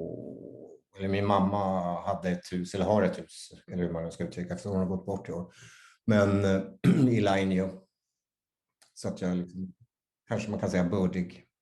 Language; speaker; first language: Swedish; native; Swedish